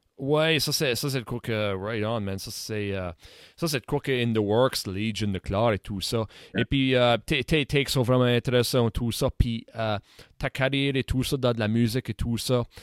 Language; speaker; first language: French; native; French